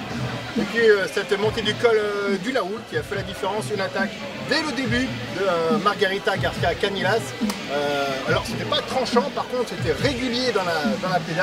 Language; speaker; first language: French; native; French